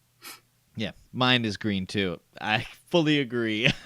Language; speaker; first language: English; native; English